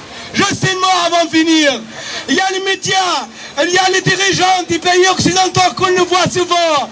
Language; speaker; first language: French; non-native, learner; Arabic